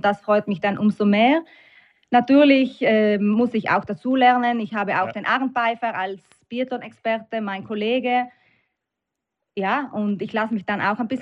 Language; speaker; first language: German; native; German